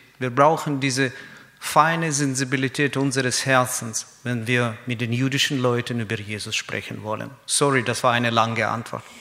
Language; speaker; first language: German; non-native, fluent; Russian